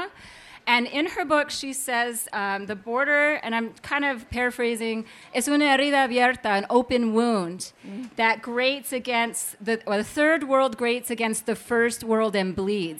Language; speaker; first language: English; native; English